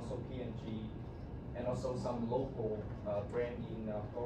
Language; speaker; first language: English; non-native, learner; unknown